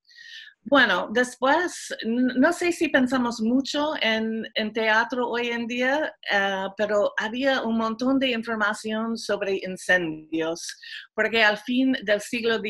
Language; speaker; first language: Spanish; non-native, fluent; English